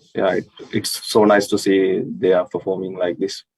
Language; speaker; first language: English; non-native, local second language; Sinhala